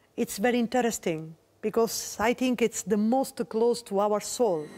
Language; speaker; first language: English; non-native, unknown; Italian